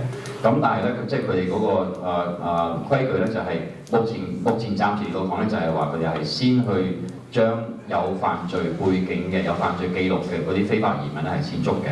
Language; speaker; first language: Cantonese; native; Cantonese